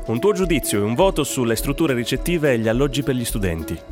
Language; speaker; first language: Italian; native; Italian